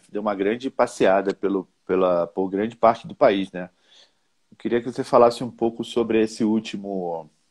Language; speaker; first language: Portuguese; native; Portuguese